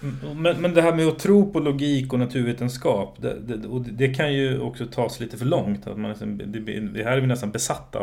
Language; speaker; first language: Swedish; native; Swedish